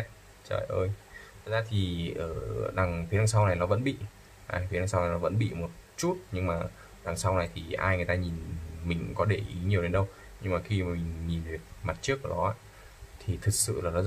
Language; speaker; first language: Vietnamese; native; Vietnamese